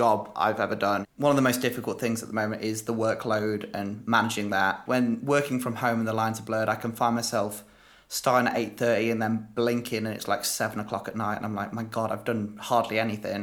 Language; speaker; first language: English; native; English